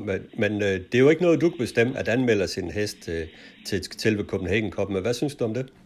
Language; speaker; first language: Danish; native; Danish